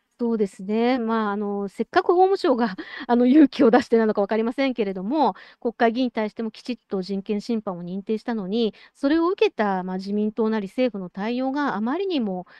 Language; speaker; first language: Japanese; native; Japanese